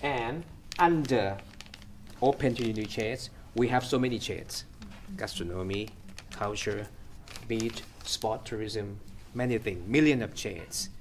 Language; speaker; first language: English; non-native, fluent; Thai